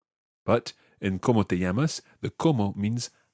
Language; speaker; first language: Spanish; non-native, fluent; English